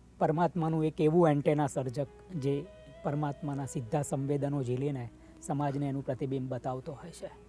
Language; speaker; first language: Gujarati; native; Gujarati